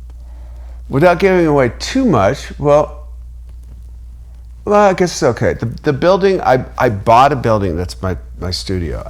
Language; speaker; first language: English; native; English